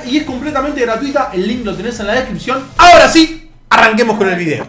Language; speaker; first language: Spanish; native; Spanish